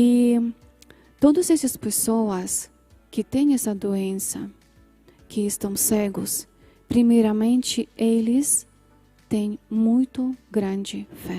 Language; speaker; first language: Portuguese; non-native, fluent; Polish